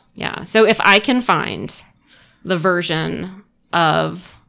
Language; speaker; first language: English; native; English